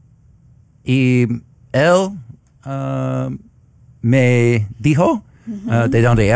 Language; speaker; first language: Spanish; non-native, learner; English